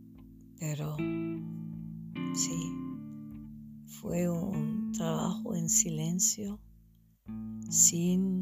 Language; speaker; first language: Spanish; non-native, fluent; English